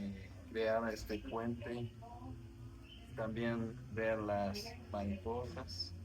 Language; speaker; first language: Spanish; non-native, learner; French